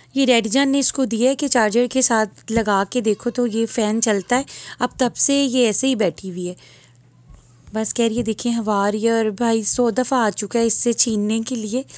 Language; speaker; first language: Urdu; native; Urdu